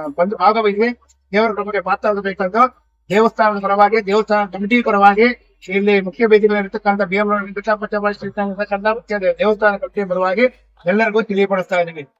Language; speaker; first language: Kannada; non-native, local second language; Tamil